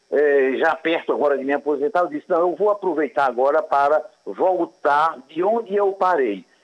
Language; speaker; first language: Portuguese; native; Portuguese